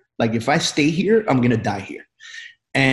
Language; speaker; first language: English; native; English